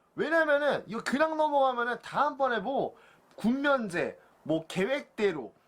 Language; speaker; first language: Korean; native; Korean